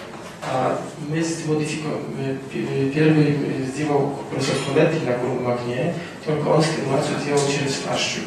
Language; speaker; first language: Russian; non-native, fluent; Polish